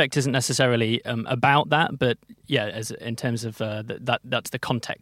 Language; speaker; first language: English; native; English